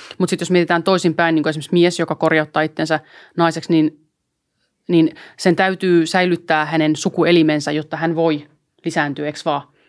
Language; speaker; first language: Finnish; early bilingual, other home language; Albanian